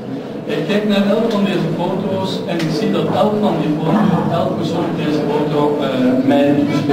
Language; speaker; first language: Dutch; non-native, learner; Turkish